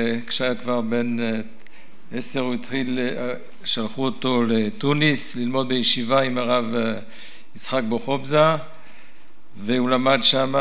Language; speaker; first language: Hebrew; early bilingual, other home language; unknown